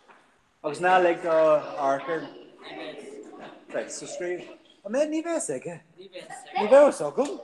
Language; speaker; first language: Irish; non-native, local second language; English